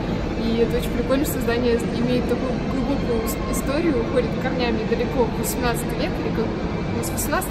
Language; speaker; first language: Russian; native; Russian